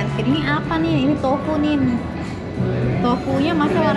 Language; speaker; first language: Indonesian; early bilingual, heritage; Indonesian